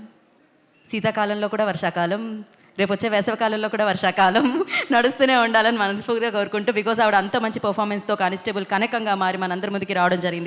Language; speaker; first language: Telugu; native; Telugu